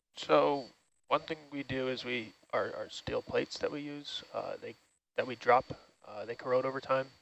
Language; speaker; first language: English; native; English